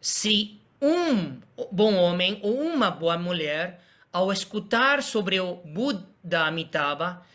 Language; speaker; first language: Portuguese; non-native, fluent; Spanish